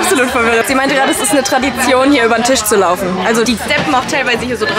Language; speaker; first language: German; native; German